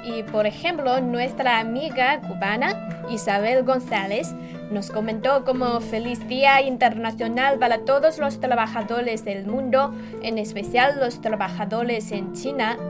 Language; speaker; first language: Spanish; non-native, fluent; Chinese